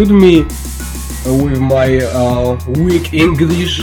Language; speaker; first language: English; non-native, learner; Polish